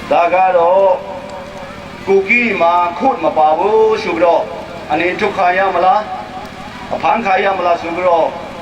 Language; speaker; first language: Burmese; non-native, local second language; Thado Chin